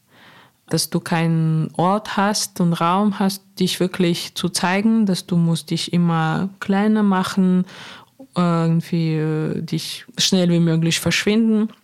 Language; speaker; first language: German; non-native, fluent; Russian